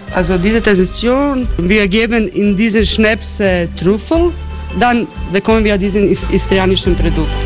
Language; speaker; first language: German; non-native, learner; Croatian